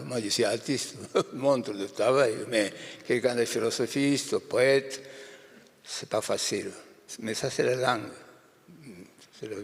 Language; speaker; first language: French; non-native, learner; Japanese